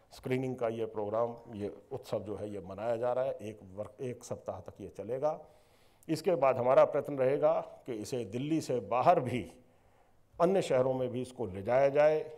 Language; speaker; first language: Hindi; native; Hindi